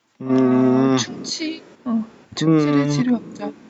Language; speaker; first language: Korean; early bilingual, heritage; Korean